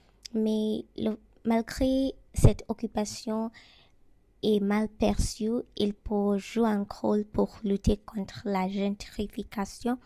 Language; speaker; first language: French; non-native, learner; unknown